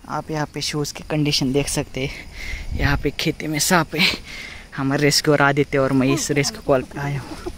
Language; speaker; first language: Hindi; non-native, local second language; Marathi